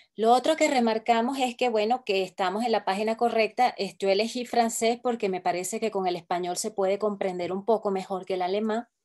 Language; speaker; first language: Spanish; native; Spanish